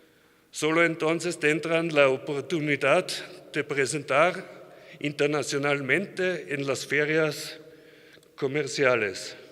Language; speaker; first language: Spanish; non-native, learner; German